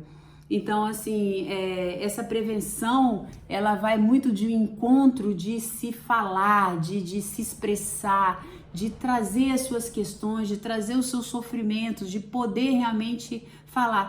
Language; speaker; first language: Portuguese; native; Portuguese